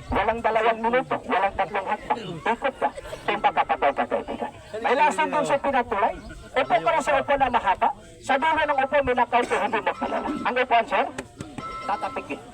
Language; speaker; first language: Filipino; non-native, local second language; Cebuano